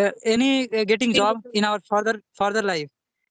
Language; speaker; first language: English; non-native, learner; Hindi